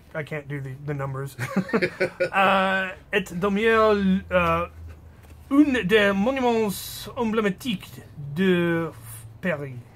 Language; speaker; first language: French; non-native, learner; English